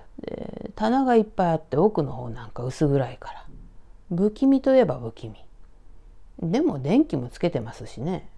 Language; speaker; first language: Japanese; native; Japanese